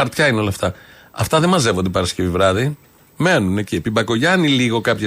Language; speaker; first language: Greek; native; Greek